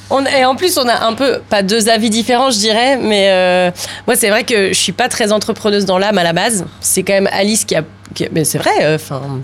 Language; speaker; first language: French; native; French